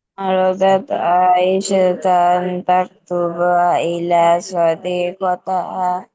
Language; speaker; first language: Arabic; non-native, learner; Bangla